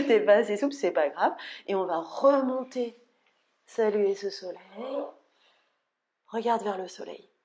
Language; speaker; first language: French; native; French